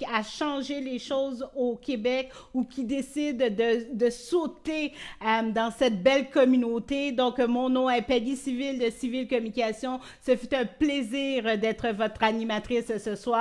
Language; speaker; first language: French; native; French